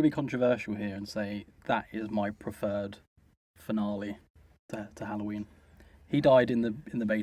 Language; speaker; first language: English; native; English